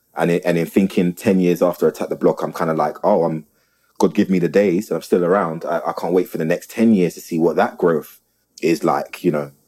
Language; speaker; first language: English; native; English